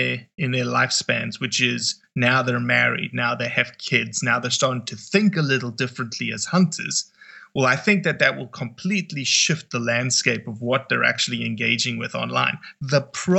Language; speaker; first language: English; native; English